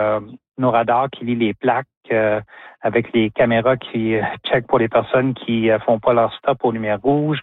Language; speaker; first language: French; native; French